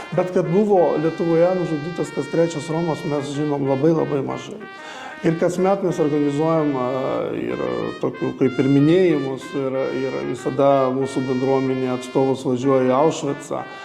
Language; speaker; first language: Lithuanian; non-native, local second language; Romany